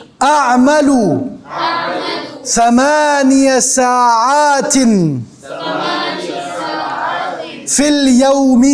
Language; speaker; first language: Arabic; non-native, fluent; Urdu